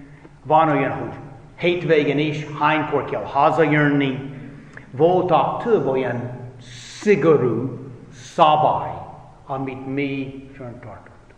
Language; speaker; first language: Hungarian; non-native, fluent; English